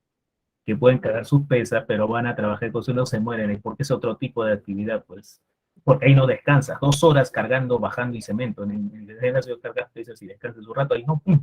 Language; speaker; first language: Spanish; native; Spanish